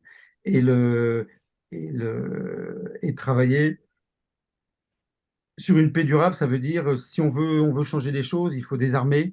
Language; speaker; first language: French; native; French